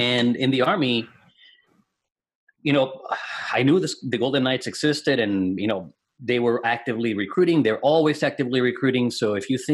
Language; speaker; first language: English; non-native, fluent; Spanish